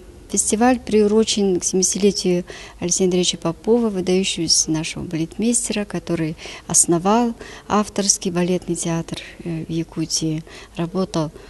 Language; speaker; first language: Russian; native; Russian